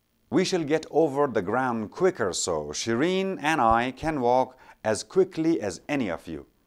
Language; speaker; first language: English; non-native, local second language; Persian